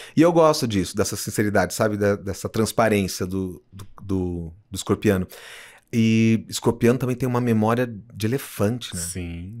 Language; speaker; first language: Portuguese; native; Portuguese